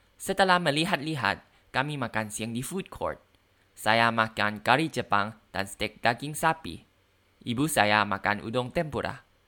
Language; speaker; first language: Indonesian; non-native, learner; Thai